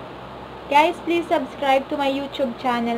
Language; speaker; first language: English; non-native, local second language; Filipino